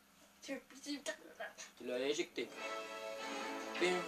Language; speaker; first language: French; native; French